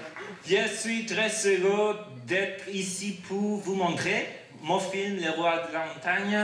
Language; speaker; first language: French; non-native, learner; Spanish